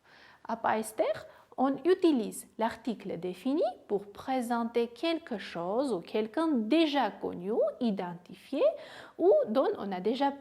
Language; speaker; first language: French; non-native, fluent; Armenian